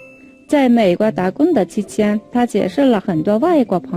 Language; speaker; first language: Chinese; non-native, fluent; Mongolian